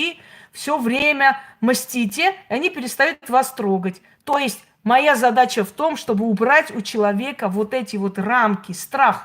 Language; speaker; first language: Russian; native; Russian